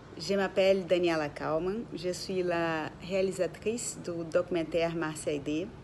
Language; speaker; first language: French; non-native, learner; Portuguese